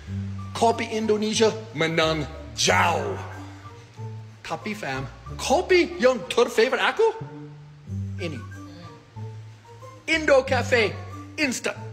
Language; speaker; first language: Indonesian; non-native, learner; English